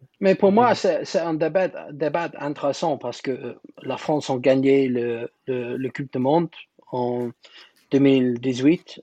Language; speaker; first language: French; non-native, learner; English